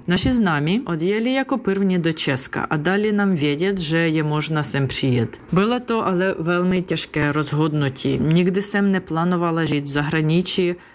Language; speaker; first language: Czech; non-native, learner; Ukrainian